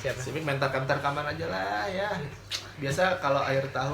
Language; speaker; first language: Indonesian; native; Indonesian